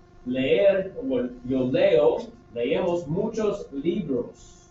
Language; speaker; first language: Spanish; non-native, fluent; English